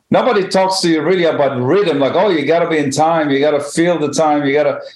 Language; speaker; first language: English; non-native, fluent; Hebrew